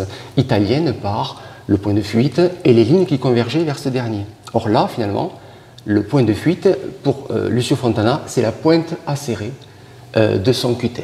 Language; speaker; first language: French; native; French